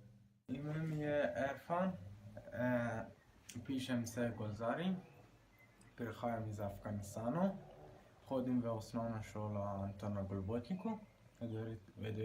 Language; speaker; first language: Slovenian; non-native, learner; Persian